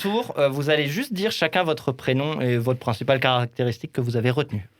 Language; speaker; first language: French; native; French